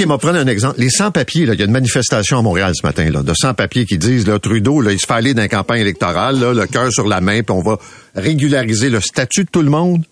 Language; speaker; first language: French; native; French